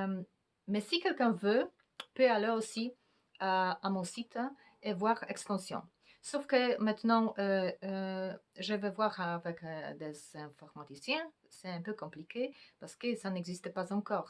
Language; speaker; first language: French; non-native, fluent; Polish